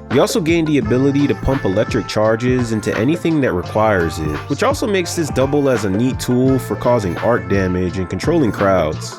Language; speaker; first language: English; native; English